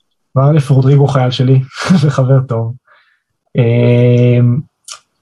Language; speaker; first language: Hebrew; native; Hebrew